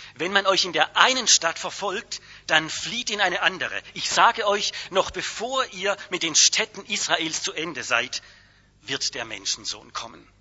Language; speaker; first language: German; native; German